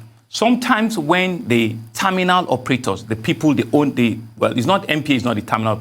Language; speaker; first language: English; non-native, local second language; Yoruba